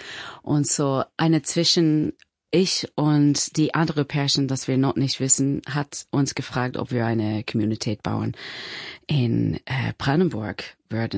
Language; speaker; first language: German; non-native, fluent; English